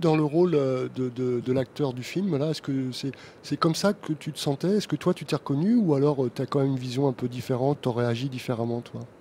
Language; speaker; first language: French; native; French